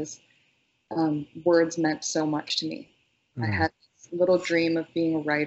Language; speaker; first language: English; native; English